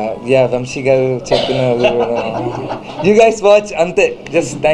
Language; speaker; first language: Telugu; non-native, learner; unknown